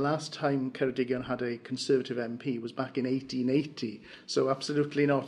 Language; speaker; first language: English; non-native, local second language; Welsh